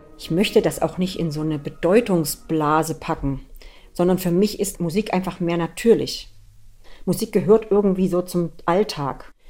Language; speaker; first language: German; native; German